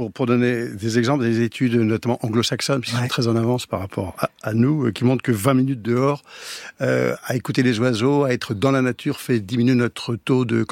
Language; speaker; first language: French; native; French